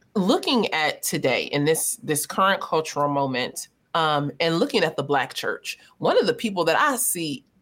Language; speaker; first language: English; native; English